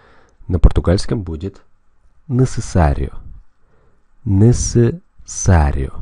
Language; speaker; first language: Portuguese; non-native, fluent; Russian